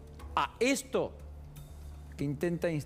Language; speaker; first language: Spanish; native; Spanish